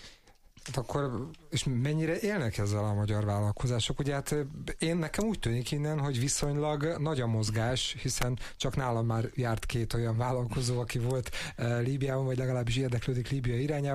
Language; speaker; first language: Hungarian; native; Hungarian